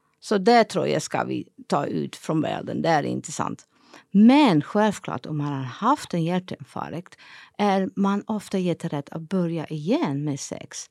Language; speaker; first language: Swedish; non-native, fluent; Dutch